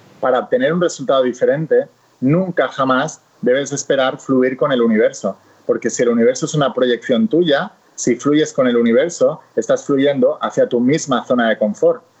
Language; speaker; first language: Spanish; native; Spanish